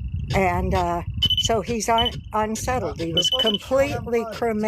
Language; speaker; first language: English; native; English